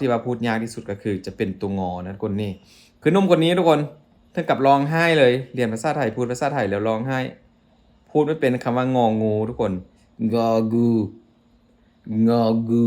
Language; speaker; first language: Thai; non-native, local second language; Northeastern Thai